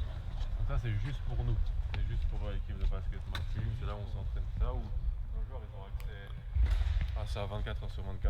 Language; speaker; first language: French; native; French